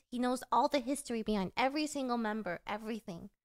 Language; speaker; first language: English; early bilingual, other home language; Korean